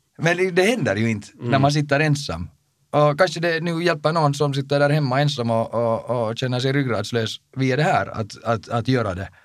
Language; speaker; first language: Swedish; native; Swedish